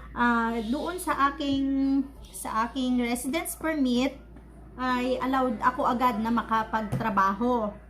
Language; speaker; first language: Filipino; native; Filipino